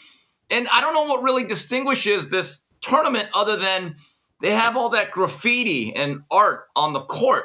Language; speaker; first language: English; native; English